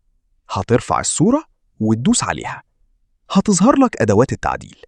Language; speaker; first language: Arabic; native; Arabic